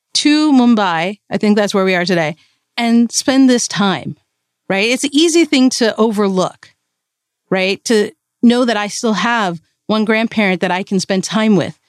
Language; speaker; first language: English; early bilingual, other home language; Malayalam